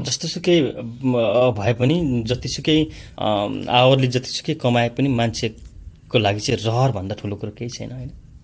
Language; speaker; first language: Nepali; native; Nepali